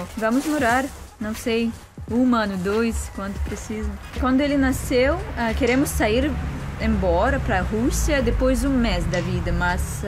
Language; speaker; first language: Portuguese; non-native, learner; Russian